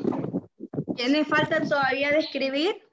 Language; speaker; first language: Spanish; native; Spanish